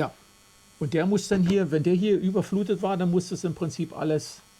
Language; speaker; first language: German; native; German